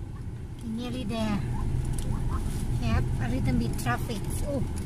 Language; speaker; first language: English; non-native, learner; Thai